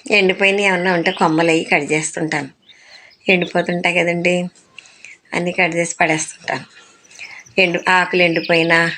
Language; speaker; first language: Telugu; non-native, local second language; Urdu